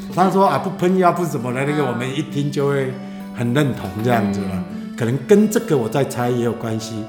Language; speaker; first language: Chinese; native; Chinese